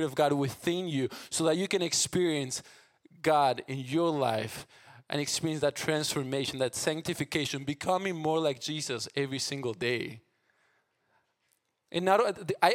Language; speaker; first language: English; non-native, fluent; Spanish